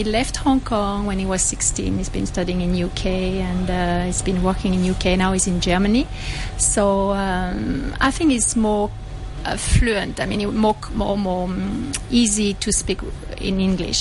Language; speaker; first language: English; non-native, fluent; French